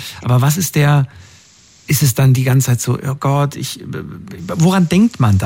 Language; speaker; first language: German; native; German